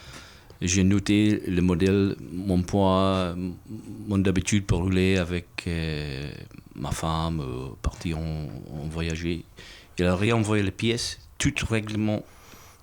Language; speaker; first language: French; non-native, fluent; English